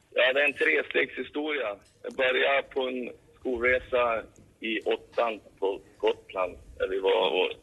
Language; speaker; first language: Swedish; native; Swedish